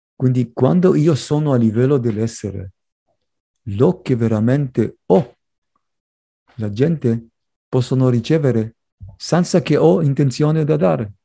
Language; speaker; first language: Italian; non-native, fluent; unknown